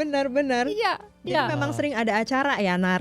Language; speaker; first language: Indonesian; native; Indonesian